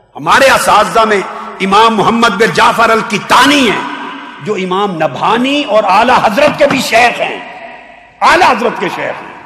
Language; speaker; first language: Urdu; native; Urdu